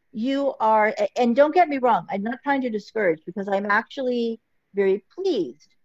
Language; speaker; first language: English; early bilingual, other home language; Filipino